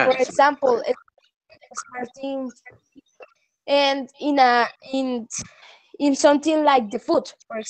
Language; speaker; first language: English; non-native, learner; Spanish